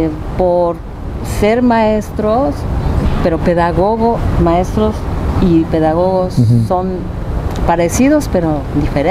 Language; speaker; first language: Spanish; non-native, fluent; Japanese